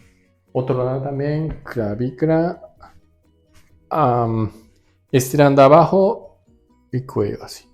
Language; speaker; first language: Spanish; non-native, learner; Japanese